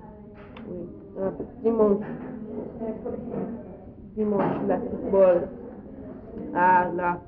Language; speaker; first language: French; non-native, learner; English